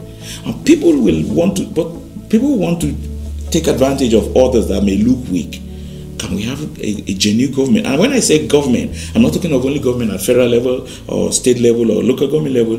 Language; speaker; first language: English; non-native, local second language; Yoruba